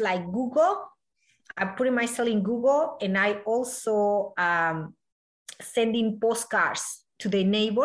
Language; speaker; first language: English; non-native, learner; Spanish